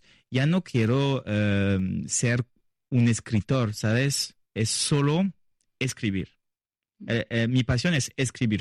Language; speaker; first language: Spanish; non-native, learner; French